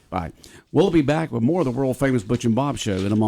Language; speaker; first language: English; native; English